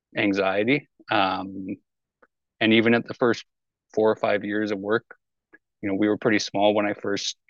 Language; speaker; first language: English; native; English